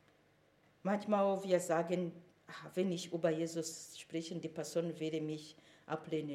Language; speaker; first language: German; non-native, fluent; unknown